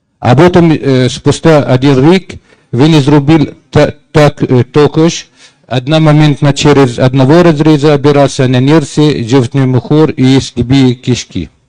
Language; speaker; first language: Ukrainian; non-native, learner; Arabic